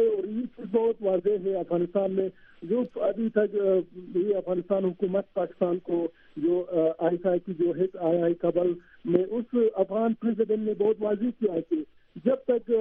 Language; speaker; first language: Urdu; non-native, learner; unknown